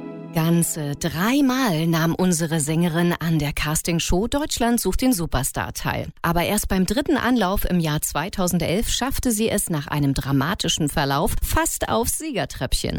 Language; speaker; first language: German; native; German